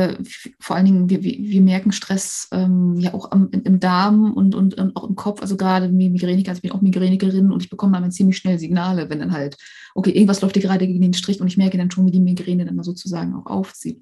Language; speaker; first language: German; native; German